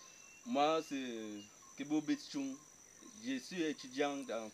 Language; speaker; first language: French; non-native, local second language; English